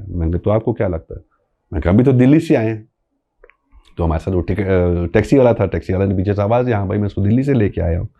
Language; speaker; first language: Urdu; non-native, local second language; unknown